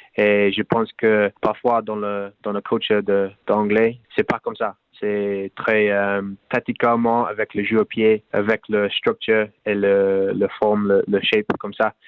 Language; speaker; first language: French; non-native, learner; English